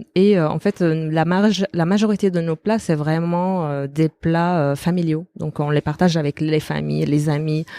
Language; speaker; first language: French; non-native, fluent; Arabic